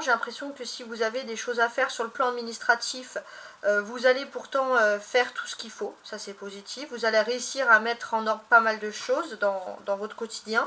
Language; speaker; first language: French; native; French